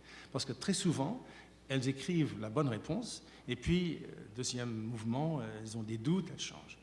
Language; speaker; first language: French; native; French